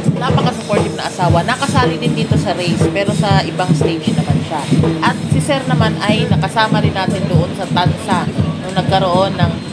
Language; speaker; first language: Filipino; native; Filipino